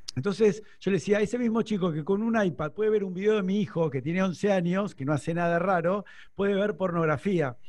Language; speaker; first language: Spanish; native; Spanish